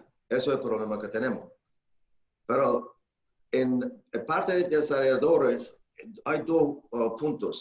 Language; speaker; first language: Spanish; non-native, fluent; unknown